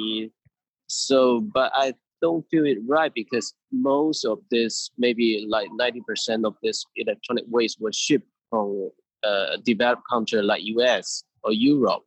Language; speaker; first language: English; non-native, fluent; Min Nan Chinese